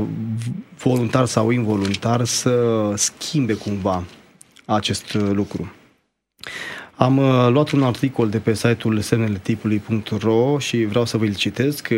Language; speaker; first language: Romanian; native; Romanian